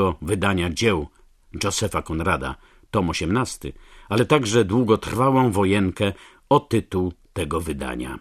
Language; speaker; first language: Polish; native; Polish